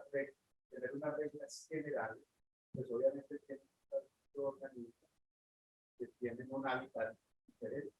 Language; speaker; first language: Spanish; native; Spanish